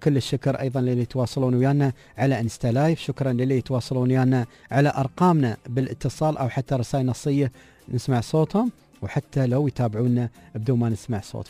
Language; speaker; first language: Arabic; native; Arabic